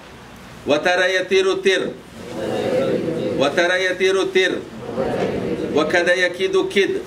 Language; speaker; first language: Arabic; non-native, fluent; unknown